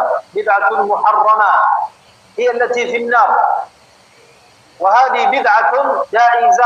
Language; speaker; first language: Arabic; non-native, fluent; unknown